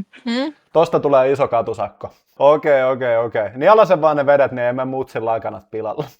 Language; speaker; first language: Finnish; native; Finnish